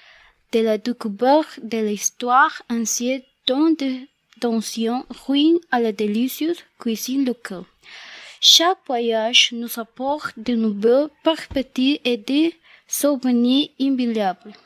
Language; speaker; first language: French; non-native, learner; Spanish